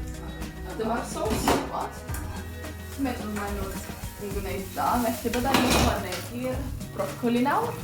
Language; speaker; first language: Welsh; non-native, learner; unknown